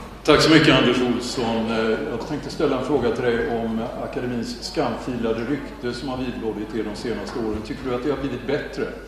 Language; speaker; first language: Swedish; native; Swedish